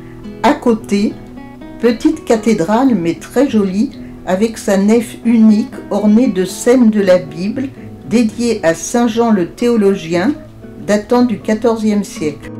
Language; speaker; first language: French; native; French